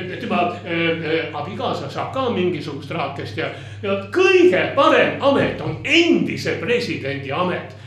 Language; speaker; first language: Estonian; non-native, local second language; Russian